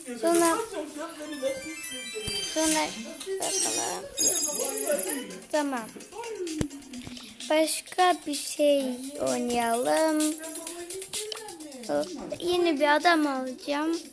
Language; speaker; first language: Turkish; early bilingual, heritage; Turkish